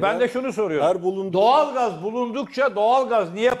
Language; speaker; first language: Turkish; native; Turkish